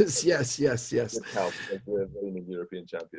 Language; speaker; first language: English; native; English